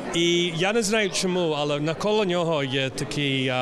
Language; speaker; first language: Ukrainian; early bilingual, heritage; English